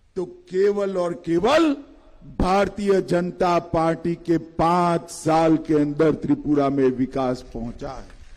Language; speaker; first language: Hindi; native; Hindi